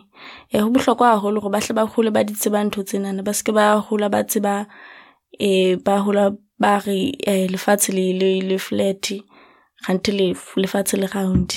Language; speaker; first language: English; non-native, local second language; Southern Sotho